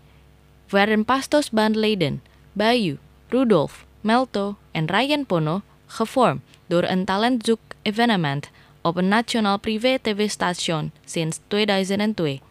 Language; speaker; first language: Dutch; non-native, learner; Indonesian